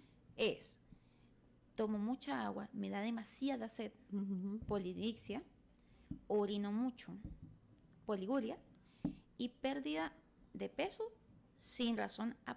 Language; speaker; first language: Spanish; native; Spanish